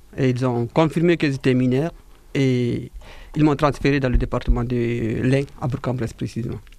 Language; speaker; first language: French; non-native, fluent; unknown